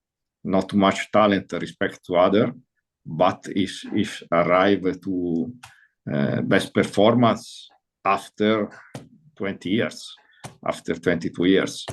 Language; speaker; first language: English; non-native, learner; Italian